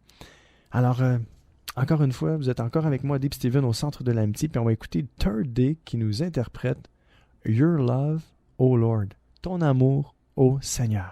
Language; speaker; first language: French; native; French